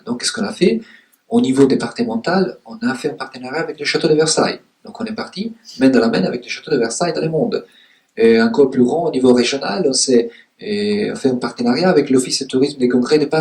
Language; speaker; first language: French; native; French